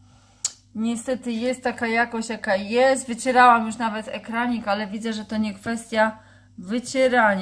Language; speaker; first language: Polish; native; Polish